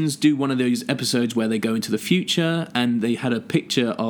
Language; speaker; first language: English; native; English